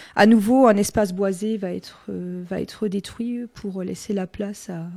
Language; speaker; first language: French; non-native, local second language; Swiss German